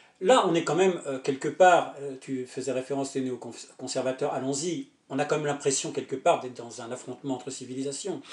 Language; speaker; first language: French; native; French